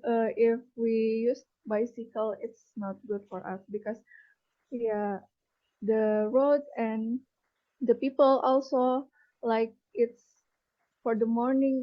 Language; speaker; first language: English; non-native, learner; Indonesian